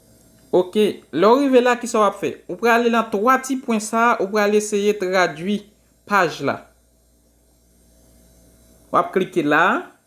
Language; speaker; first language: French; non-native, local second language; Haitian Creole